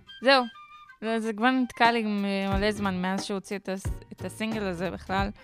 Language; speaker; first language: Hebrew; non-native, local second language; Arabic